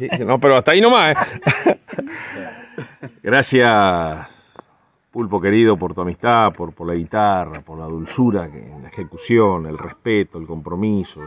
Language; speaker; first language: Spanish; native; Spanish